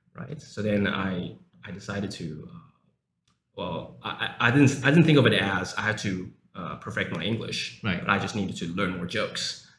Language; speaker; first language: English; early bilingual, other home language; Chinese